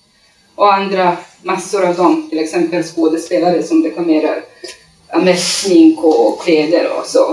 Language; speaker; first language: Swedish; non-native, learner; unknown